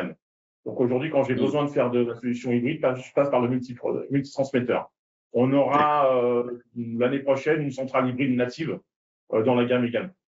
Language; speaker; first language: French; native; French